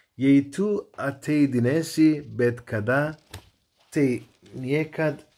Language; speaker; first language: Lithuanian; non-native, learner; Turkish